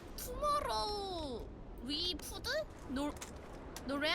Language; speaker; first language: English; non-native, learner; Korean